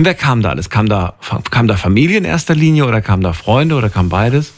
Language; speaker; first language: German; native; German